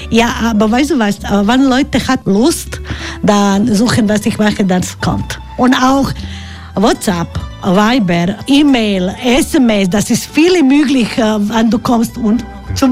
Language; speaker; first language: German; non-native, learner; Croatian